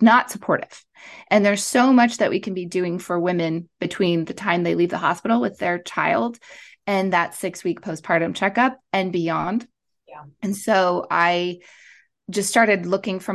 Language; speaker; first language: English; native; English